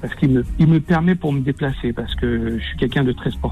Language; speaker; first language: French; native; French